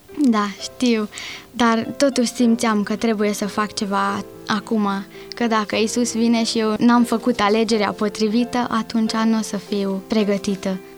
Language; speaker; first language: Romanian; non-native, local second language; Hungarian